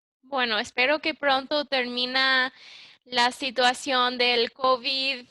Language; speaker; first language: Spanish; early bilingual, heritage; English